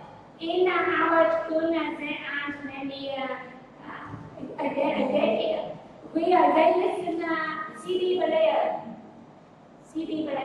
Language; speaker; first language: English; non-native, learner; Vietnamese